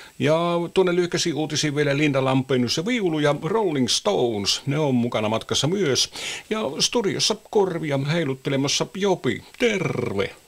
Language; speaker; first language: Finnish; native; Finnish